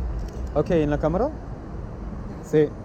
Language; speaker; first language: Spanish; non-native, fluent; English